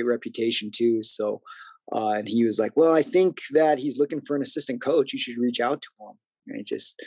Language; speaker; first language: English; native; English